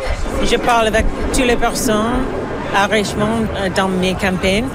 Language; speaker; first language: French; non-native, learner; English